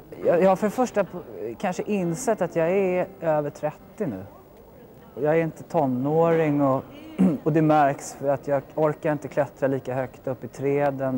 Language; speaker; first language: Swedish; native; Swedish